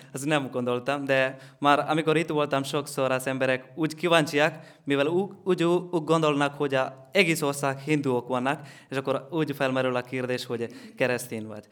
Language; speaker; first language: Hungarian; non-native, learner; Malayalam